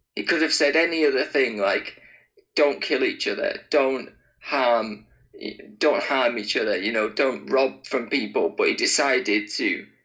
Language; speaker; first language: English; native; English